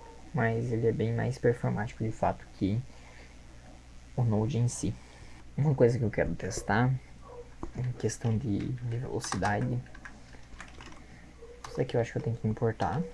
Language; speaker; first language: Portuguese; native; Portuguese